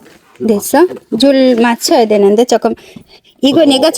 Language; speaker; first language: Korean; non-native, learner; Bangla